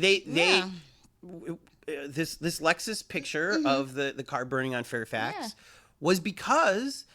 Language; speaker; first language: English; native; English